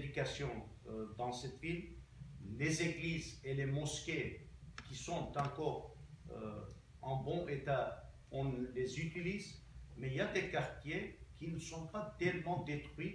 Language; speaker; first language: French; non-native, fluent; Armenian